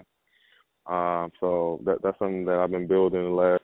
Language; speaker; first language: English; native; English